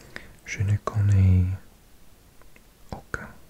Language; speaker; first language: French; non-native, learner; English